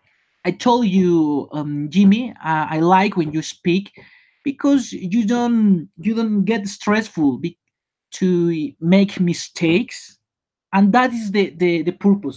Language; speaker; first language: English; non-native, learner; Spanish